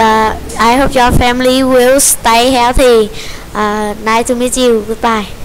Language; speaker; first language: English; non-native, learner; Vietnamese